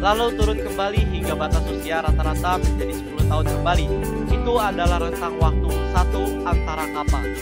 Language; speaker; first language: Indonesian; native; Indonesian